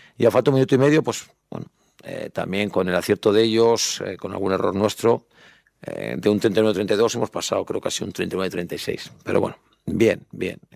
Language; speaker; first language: Spanish; native; Spanish